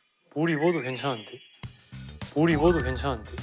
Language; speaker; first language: Korean; native; Korean